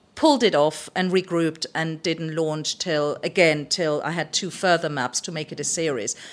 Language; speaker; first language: English; early bilingual, other home language; German